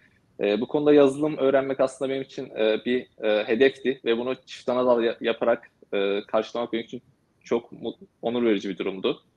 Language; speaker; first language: Turkish; native; Turkish